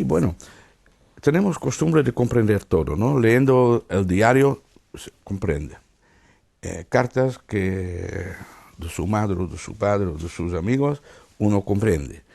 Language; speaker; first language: Spanish; non-native, fluent; Dutch